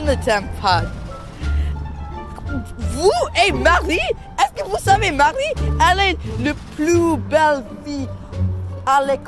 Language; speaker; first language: French; non-native, learner; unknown